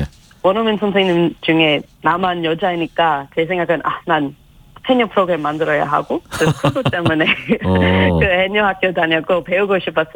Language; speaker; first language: Korean; non-native, learner; English